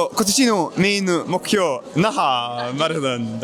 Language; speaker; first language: Japanese; non-native, learner; English